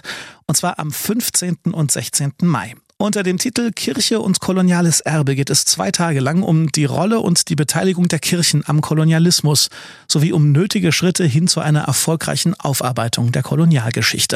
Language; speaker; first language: German; native; German